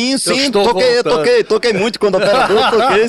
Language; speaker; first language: Portuguese; native; Portuguese